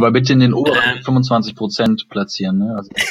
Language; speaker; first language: German; native; German